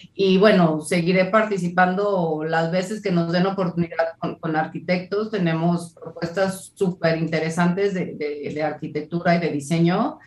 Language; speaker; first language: Spanish; native; Spanish